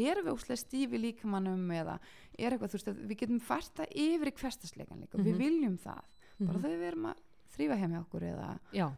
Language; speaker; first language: Icelandic; early bilingual, heritage; Icelandic